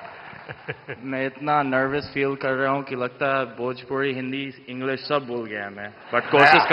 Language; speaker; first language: Hindi; non-native, fluent; English